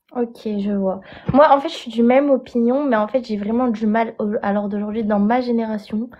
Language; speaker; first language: French; native; French